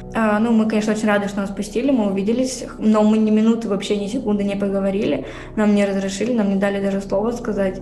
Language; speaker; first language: Russian; native; Russian